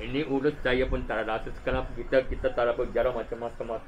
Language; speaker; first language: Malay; non-native, local second language; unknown